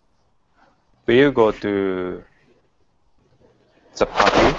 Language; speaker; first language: English; non-native, learner; Japanese